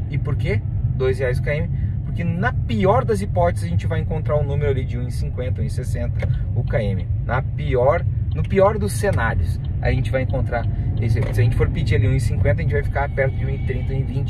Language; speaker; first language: Portuguese; native; Portuguese